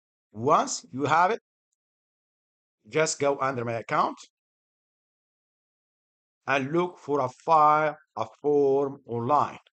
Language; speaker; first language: English; non-native, fluent; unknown